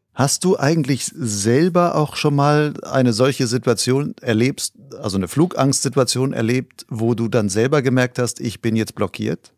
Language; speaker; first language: German; native; German